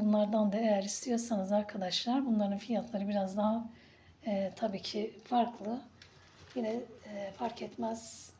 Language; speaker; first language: Turkish; native; Turkish